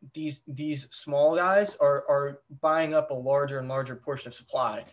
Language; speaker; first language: English; native; English